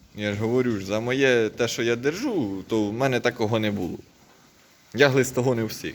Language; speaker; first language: Ukrainian; native; Ukrainian